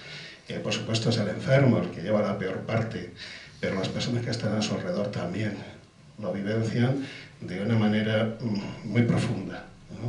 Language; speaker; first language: Spanish; native; Spanish